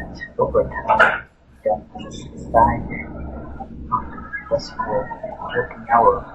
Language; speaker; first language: English; non-native, learner; Vietnamese